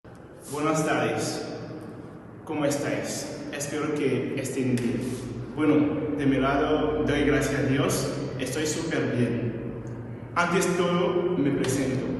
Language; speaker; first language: Spanish; non-native, learner; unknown